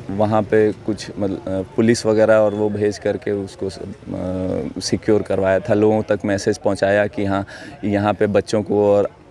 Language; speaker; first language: Hindi; native; Hindi